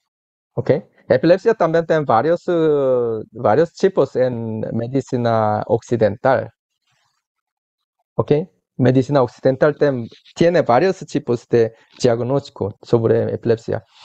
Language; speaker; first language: Spanish; non-native, learner; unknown